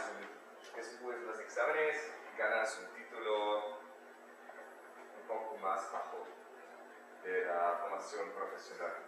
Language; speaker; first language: Spanish; non-native, learner; German